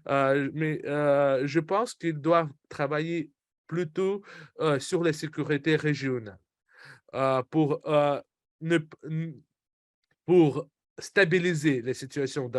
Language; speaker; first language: French; non-native, fluent; Russian